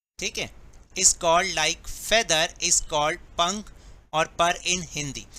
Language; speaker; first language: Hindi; native; Hindi